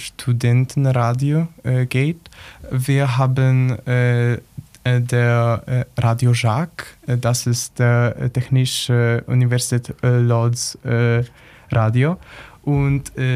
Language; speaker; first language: German; non-native, learner; Polish